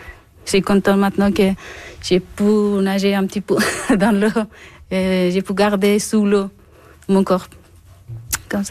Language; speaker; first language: French; non-native, learner; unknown